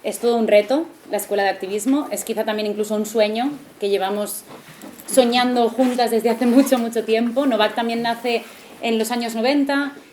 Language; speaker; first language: Spanish; non-native, local second language; Catalan